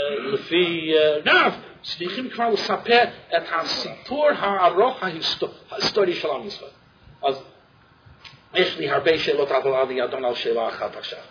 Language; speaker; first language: Hebrew; non-native, fluent; English